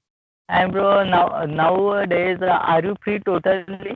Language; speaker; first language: English; non-native, learner; Marathi